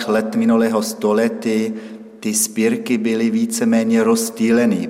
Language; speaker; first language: Czech; non-native, fluent; German